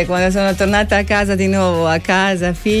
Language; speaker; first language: Italian; non-native, learner; Croatian